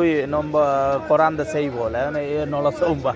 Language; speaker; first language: Italian; non-native, learner; Tamil